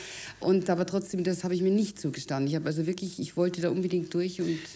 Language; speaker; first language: German; native; German